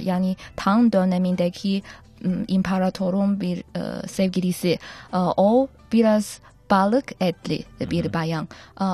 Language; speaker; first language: Turkish; non-native, fluent; Chinese